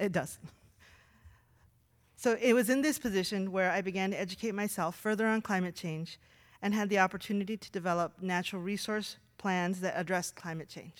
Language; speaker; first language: English; native; English